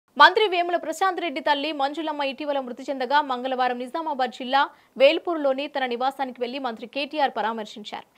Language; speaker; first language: Telugu; native; Telugu